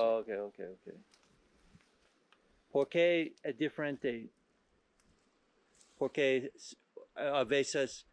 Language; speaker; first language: Spanish; non-native, learner; English